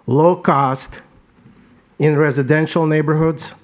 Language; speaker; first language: English; non-native, fluent; Ukrainian